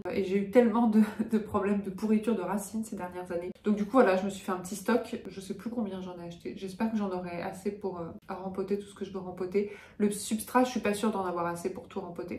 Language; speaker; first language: French; native; French